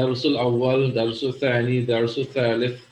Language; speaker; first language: Arabic; non-native, fluent; English